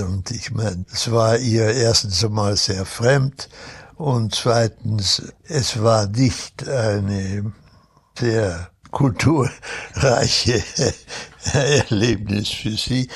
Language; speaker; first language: German; early bilingual, heritage; German